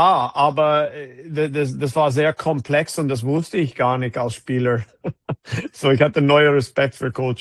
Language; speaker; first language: German; non-native, fluent; English